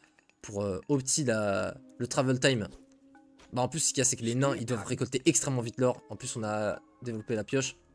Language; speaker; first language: French; native; French